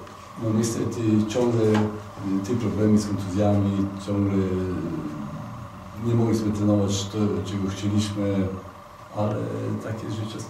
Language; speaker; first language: Polish; non-native, fluent; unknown